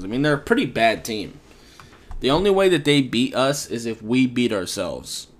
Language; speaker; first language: English; native; English